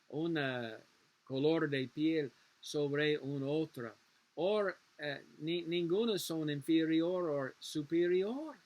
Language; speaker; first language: Spanish; non-native, learner; English